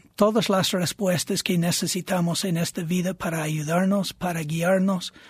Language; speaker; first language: Spanish; non-native, fluent; English